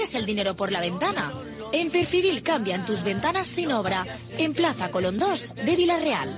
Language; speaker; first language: Spanish; native; Spanish